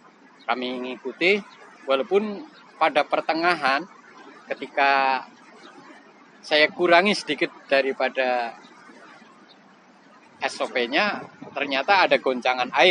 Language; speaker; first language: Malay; non-native, local second language; Javanese